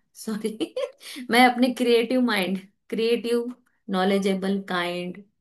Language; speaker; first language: Hindi; non-native, local second language; Marathi